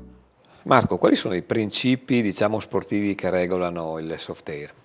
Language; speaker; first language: Italian; native; Italian